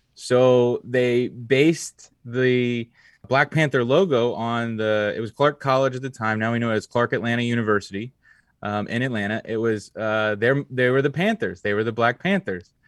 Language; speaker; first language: English; native; English